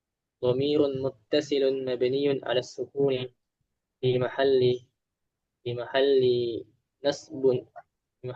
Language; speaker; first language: Arabic; non-native, learner; Indonesian